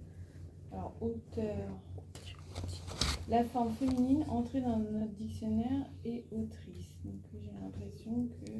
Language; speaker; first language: French; native; French